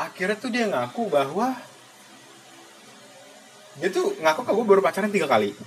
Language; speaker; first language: Indonesian; native; Indonesian